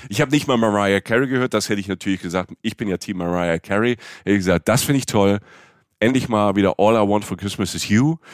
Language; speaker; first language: German; native; German